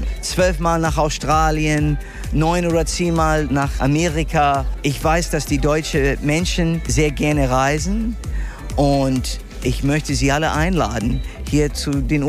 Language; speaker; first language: German; non-native, learner; English